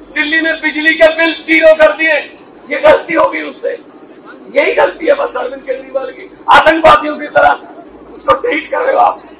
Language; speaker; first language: Hindi; non-native, local second language; Punjabi